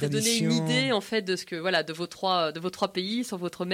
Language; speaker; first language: French; native; French